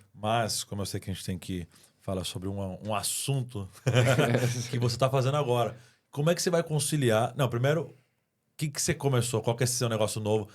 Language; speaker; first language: Portuguese; native; Portuguese